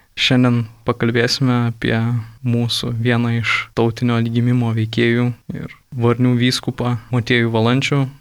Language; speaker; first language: Lithuanian; native; Lithuanian